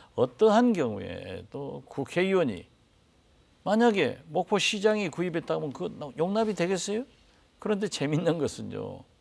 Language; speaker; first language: Korean; native; Korean